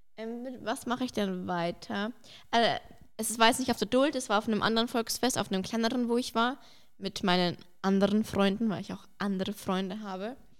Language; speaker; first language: German; early bilingual, other home language; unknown